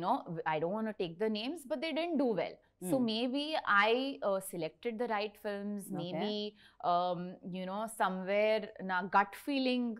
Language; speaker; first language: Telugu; non-native, learner; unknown